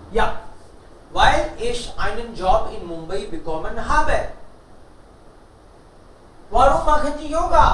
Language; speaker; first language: German; non-native, fluent; Hindi